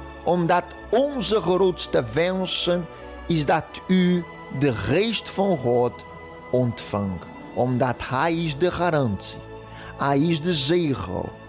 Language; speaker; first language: Dutch; non-native, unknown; Portuguese